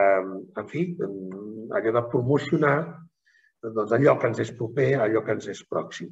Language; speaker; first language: Catalan; native; Catalan